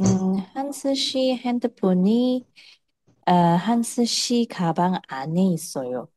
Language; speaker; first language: Korean; non-native, learner; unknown